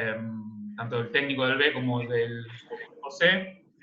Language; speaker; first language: Spanish; native; Spanish